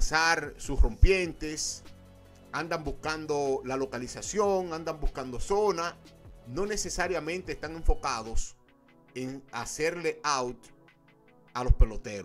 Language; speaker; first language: Spanish; native; Spanish